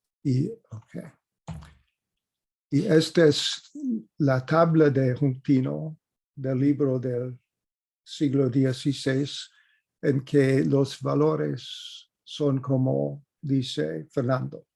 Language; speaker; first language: Spanish; non-native, fluent; English